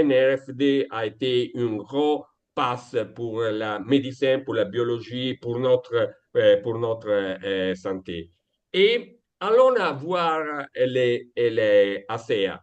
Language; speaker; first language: French; non-native, learner; Italian